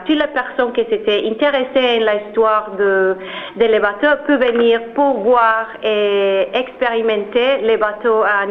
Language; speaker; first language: French; non-native, learner; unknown